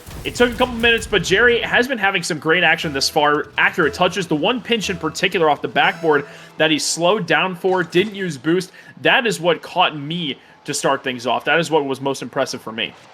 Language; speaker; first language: English; native; English